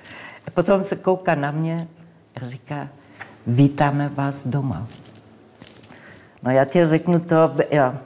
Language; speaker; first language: Czech; non-native, local second language; English